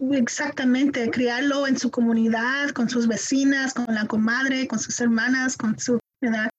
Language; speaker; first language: Spanish; early bilingual, heritage; Spanish